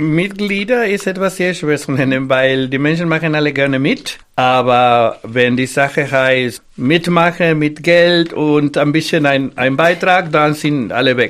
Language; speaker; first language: German; non-native, fluent; Spanish